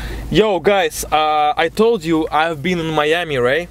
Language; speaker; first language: English; non-native, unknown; Russian